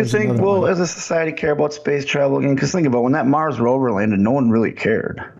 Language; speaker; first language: English; native; English